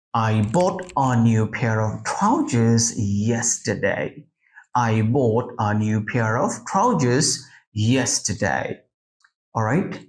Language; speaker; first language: English; non-native, local second language; Bangla